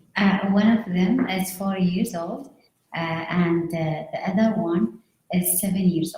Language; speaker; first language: English; non-native, learner; Arabic